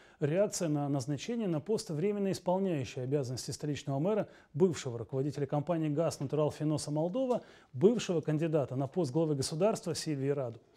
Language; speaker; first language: Russian; native; Russian